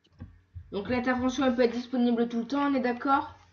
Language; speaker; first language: French; native; French